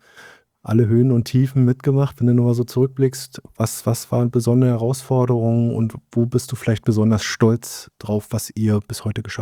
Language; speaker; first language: German; native; German